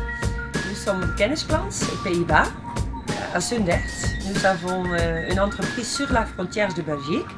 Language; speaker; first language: French; non-native, fluent; Dutch